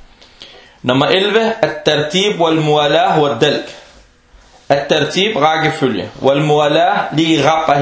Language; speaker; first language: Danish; non-native, fluent; Arabic